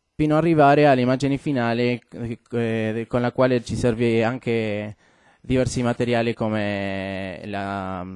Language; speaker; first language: Italian; non-native, fluent; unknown